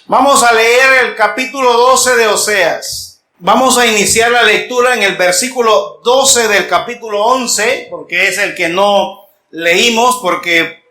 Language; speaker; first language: Spanish; native; Spanish